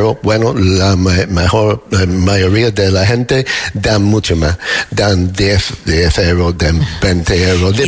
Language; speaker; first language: Spanish; non-native, learner; English